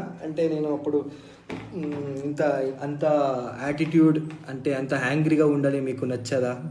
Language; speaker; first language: Telugu; non-native, fluent; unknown